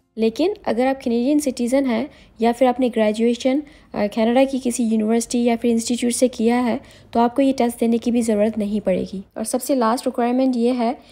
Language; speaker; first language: Hindi; native; Hindi